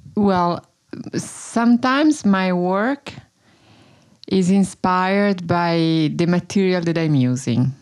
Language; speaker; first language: English; non-native, fluent; Italian